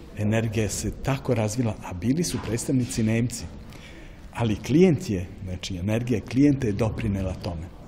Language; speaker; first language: Serbian; native; Serbian